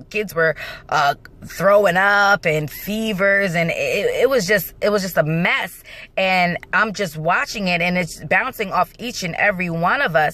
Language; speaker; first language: English; native; English